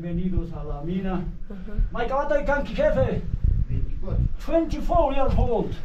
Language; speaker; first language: Spanish; native; Spanish